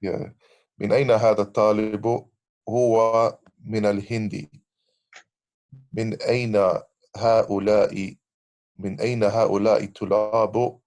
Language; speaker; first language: Arabic; non-native, learner; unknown